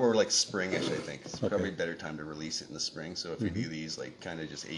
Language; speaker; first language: English; native; English